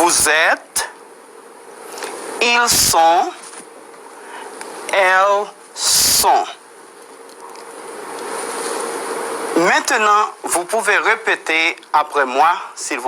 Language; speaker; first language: French; non-native, fluent; Spanish